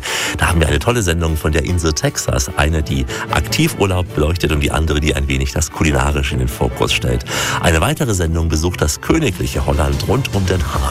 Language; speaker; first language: German; native; German